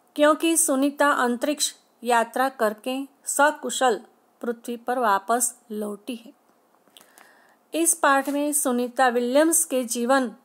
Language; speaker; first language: Hindi; non-native, local second language; Gujarati